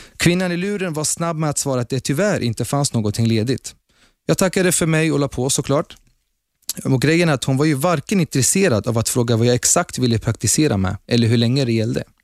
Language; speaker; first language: Swedish; early bilingual, other home language; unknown